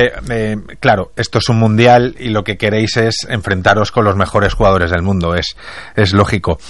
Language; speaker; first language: Spanish; native; Spanish